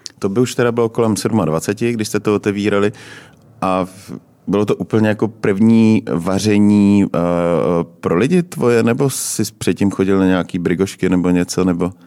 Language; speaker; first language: Czech; native; Czech